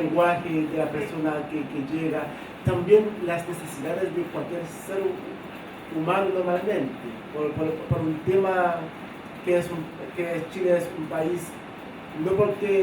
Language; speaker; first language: Spanish; non-native, fluent; Haitian Creole